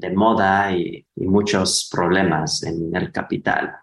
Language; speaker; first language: Spanish; non-native, fluent; English